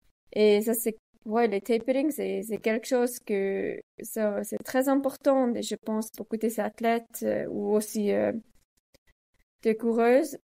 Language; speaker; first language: French; non-native, learner; Swiss German